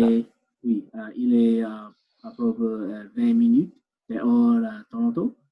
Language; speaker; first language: French; non-native, learner; English